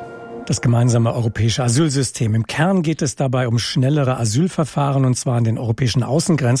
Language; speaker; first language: German; native; German